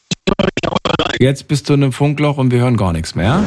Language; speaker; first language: German; native; German